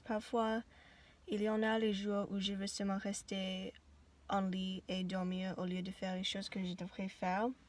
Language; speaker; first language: French; non-native, learner; English